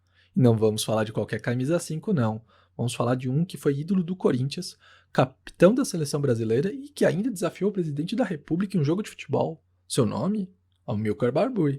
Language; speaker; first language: Portuguese; native; Portuguese